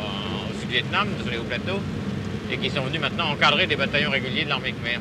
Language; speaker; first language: French; native; French